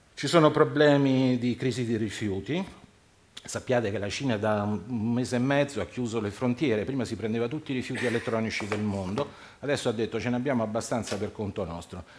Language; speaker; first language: Italian; native; Italian